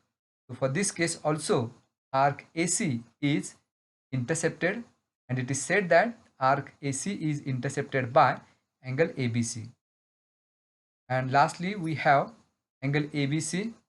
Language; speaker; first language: English; non-native, local second language; Marathi